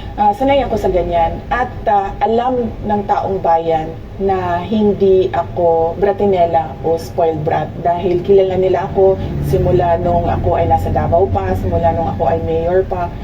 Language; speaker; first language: Filipino; non-native, local second language; Cebuano